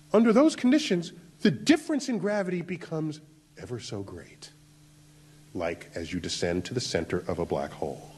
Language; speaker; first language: English; native; English